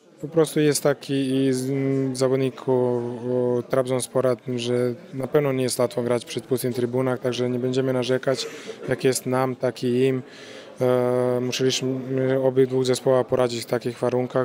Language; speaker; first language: Polish; non-native, fluent; Croatian